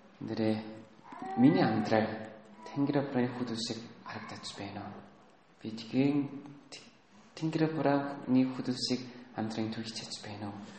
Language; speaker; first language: Mongolian; non-native, learner; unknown